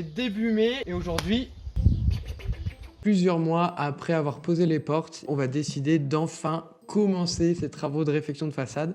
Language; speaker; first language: French; native; French